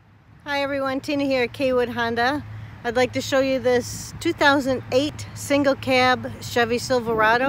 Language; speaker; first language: English; native; English